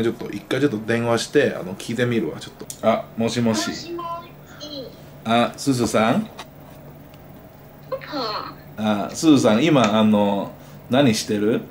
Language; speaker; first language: Japanese; native; Japanese